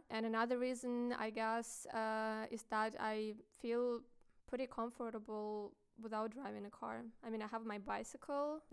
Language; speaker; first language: English; non-native, fluent; Ukrainian